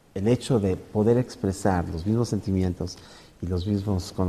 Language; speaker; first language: Spanish; native; Spanish